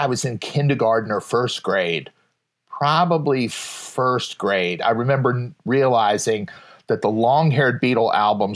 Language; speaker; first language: English; native; English